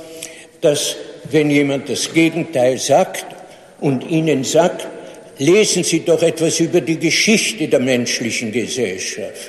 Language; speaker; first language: German; non-native, fluent; English